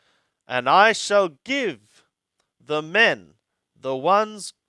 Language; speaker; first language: English; native; English